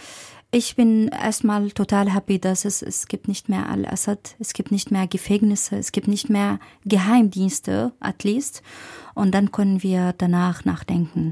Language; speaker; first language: German; non-native, fluent; Arabic